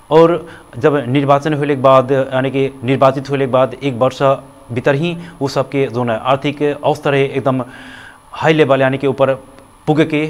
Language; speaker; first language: Bhojpuri; non-native, local second language; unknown